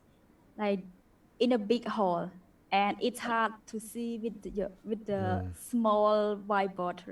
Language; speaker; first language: English; non-native, learner; Khmer